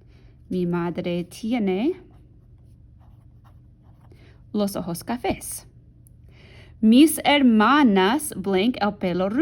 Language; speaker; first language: Spanish; non-native, fluent; English